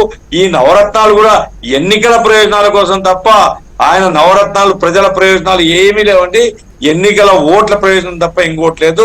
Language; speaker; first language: Telugu; native; Telugu